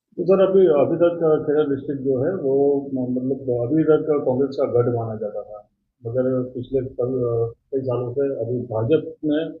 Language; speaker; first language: Hindi; non-native, local second language; Gujarati